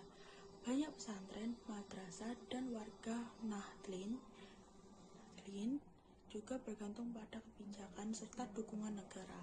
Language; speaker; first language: Indonesian; native; Indonesian